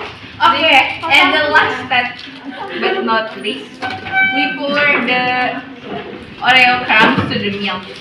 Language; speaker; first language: English; non-native, learner; Indonesian